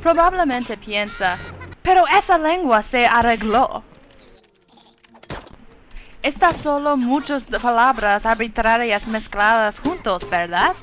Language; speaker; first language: Spanish; non-native, learner; English